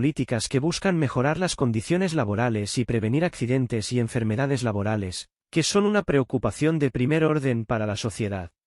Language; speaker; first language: Spanish; native; Spanish